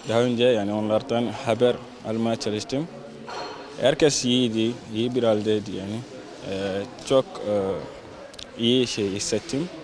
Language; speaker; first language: Turkish; non-native, learner; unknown